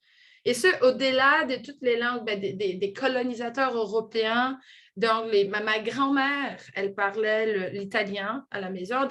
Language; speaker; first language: French; non-native, fluent; Portuguese